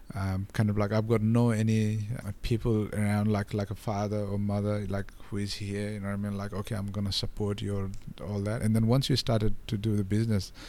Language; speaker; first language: English; non-native, local second language; Nepali